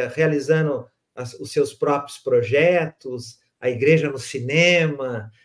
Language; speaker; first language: Portuguese; native; Portuguese